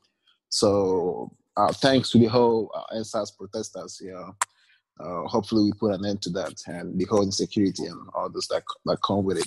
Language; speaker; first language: English; non-native, local second language; Igbo